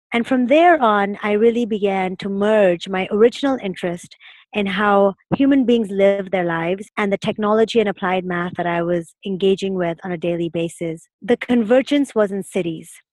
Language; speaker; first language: English; non-native, local second language; Urdu